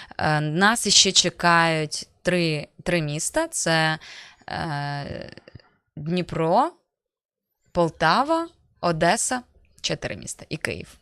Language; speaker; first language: Ukrainian; native; Ukrainian